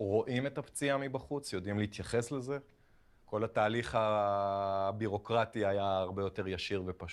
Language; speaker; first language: Hebrew; native; Hebrew